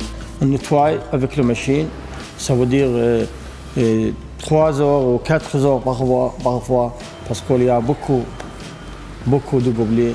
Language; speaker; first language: French; non-native, learner; Arabic